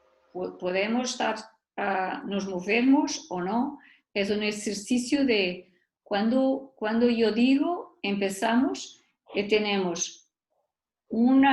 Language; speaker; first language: Spanish; non-native, learner; Portuguese